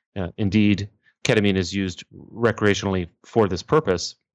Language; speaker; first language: English; native; English